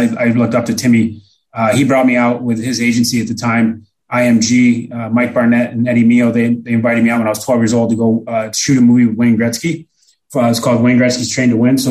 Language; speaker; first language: English; native; English